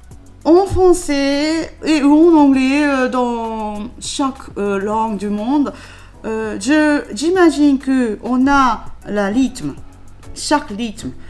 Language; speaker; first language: French; non-native, learner; Japanese